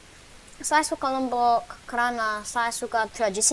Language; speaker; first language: Indonesian; non-native, learner; English